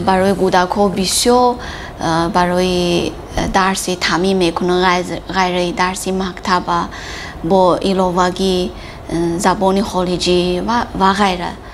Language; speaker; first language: Tajik; non-native, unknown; Chinese